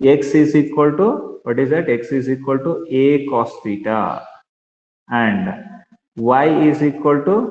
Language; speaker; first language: English; non-native, local second language; Kannada